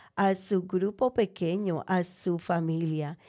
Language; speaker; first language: Spanish; native; Spanish